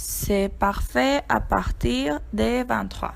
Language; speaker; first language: French; non-native, learner; Spanish